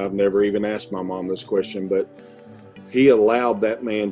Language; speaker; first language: English; native; English